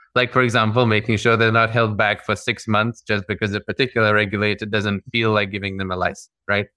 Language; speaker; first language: English; early bilingual, other home language; Russian